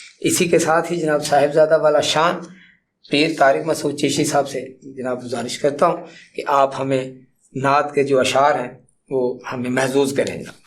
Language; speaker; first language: Urdu; non-native, local second language; Punjabi